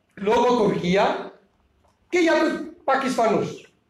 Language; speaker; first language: Greek; non-native, fluent; Urdu